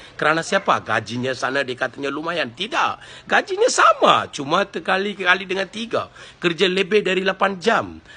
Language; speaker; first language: Malay; non-native, local second language; Tamil